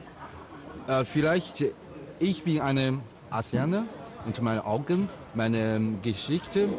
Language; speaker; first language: German; non-native, learner; Chinese